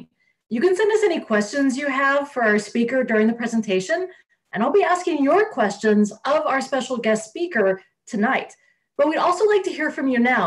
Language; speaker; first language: English; native; English